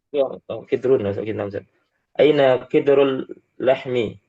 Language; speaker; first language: Arabic; non-native, learner; Indonesian